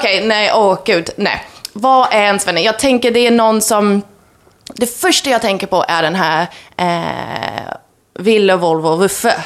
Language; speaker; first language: Swedish; non-native, fluent; English